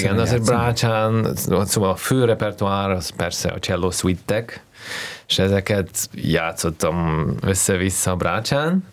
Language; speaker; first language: Hungarian; non-native, learner; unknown